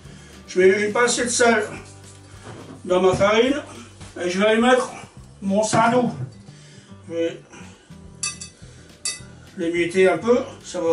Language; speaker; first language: French; native; French